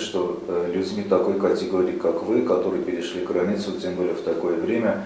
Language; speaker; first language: Russian; native; Russian